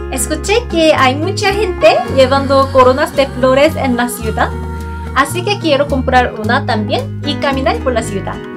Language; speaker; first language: Spanish; non-native, fluent; Korean